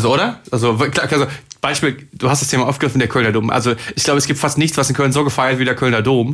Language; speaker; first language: German; native; German